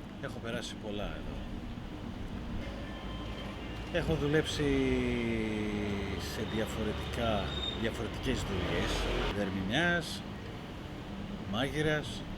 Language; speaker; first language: Greek; non-native, learner; Persian